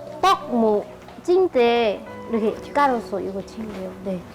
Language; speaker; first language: Korean; non-native, local second language; Lao